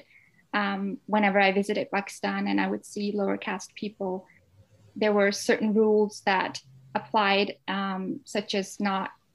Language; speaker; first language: English; non-native, fluent; Danish